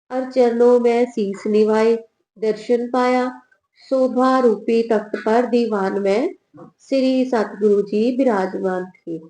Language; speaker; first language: Hindi; non-native, local second language; Punjabi